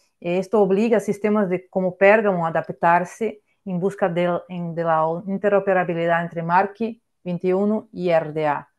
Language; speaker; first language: Spanish; non-native, fluent; Portuguese